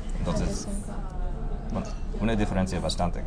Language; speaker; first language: Spanish; non-native, fluent; English